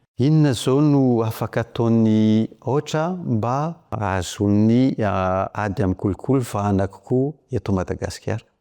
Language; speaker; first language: Malagasy; non-native, local second language; French